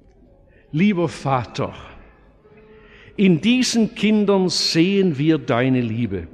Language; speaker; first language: German; native; German